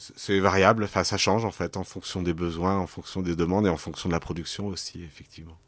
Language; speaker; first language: French; native; French